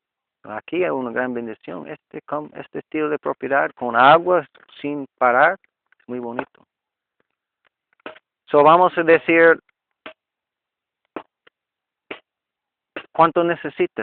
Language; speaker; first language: Spanish; non-native, learner; English